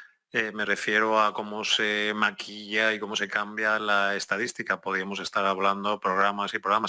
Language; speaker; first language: Spanish; native; Spanish